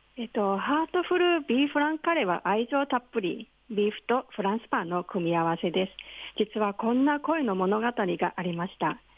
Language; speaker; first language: Japanese; non-native, fluent; Cantonese